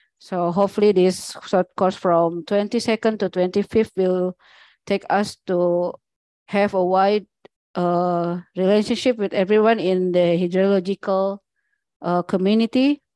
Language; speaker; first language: English; non-native, learner; Indonesian